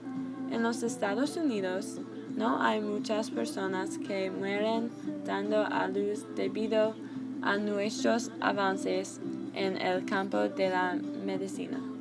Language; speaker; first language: Spanish; non-native, learner; English